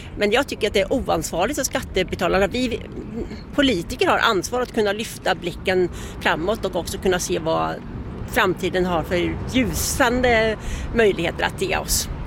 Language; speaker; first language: Swedish; native; Swedish